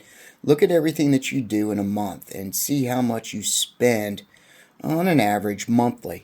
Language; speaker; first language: English; native; English